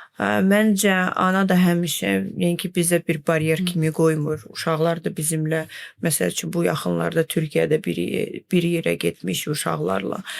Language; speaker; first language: Azerbaijani; non-native, fluent; Russian